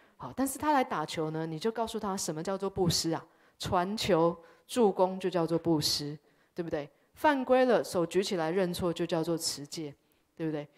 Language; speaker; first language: Chinese; early bilingual, heritage; Chinese